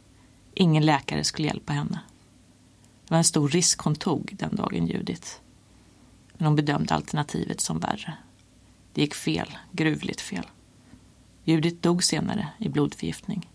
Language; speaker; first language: Swedish; native; Swedish